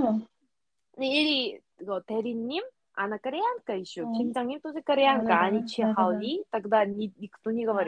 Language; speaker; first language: Russian; non-native, learner; Korean